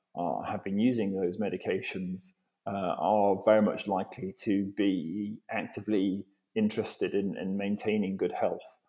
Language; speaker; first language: English; native; English